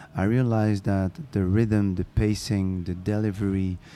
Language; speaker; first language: English; non-native, fluent; Arabic